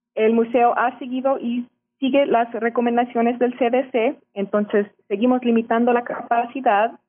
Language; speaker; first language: Spanish; early bilingual, heritage; Spanish